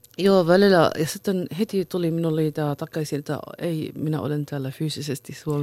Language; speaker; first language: Finnish; non-native, fluent; Arabic